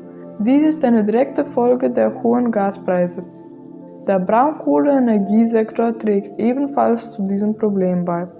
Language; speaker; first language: German; non-native, learner; Macedonian